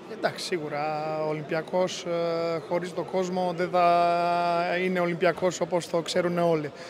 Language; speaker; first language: Greek; non-native, fluent; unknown